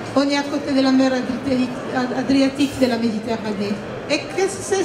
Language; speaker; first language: French; non-native, fluent; Italian